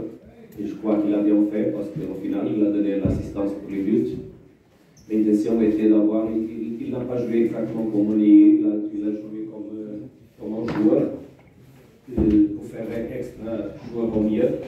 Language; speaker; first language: French; non-native, fluent; Portuguese